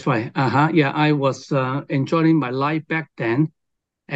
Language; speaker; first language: English; non-native, local second language; Cantonese